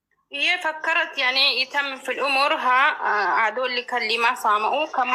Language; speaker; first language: Arabic; non-native, learner; Oromo